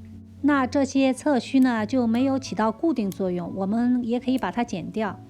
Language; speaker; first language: Chinese; native; Chinese